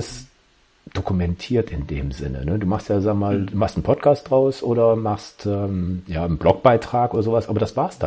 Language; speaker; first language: German; native; German